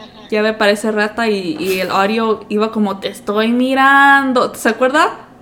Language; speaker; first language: Spanish; early bilingual, heritage; Spanish